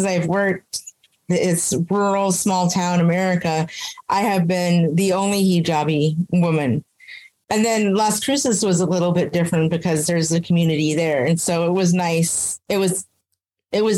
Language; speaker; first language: English; native; English